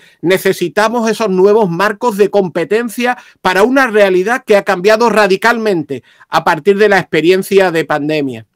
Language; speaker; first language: Spanish; native; Spanish